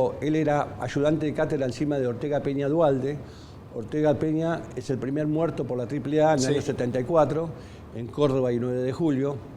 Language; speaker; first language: Spanish; native; Spanish